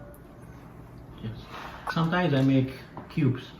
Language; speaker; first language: English; non-native, learner; Russian